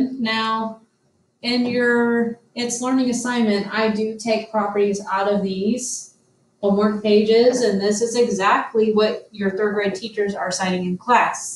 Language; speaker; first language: English; native; English